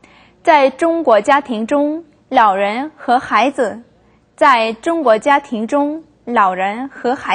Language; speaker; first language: Chinese; non-native, fluent; Korean